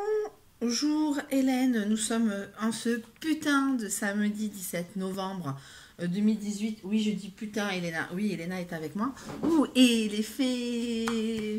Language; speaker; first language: French; native; French